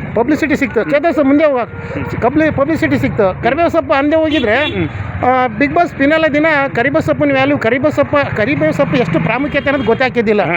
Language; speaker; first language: Kannada; native; Kannada